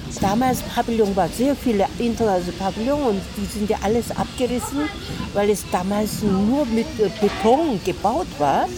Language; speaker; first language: German; non-native, learner; Korean